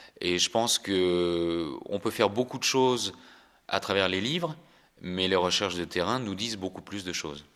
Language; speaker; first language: French; native; French